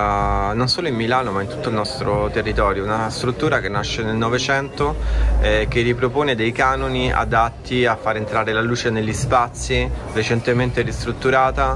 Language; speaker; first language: Italian; native; Italian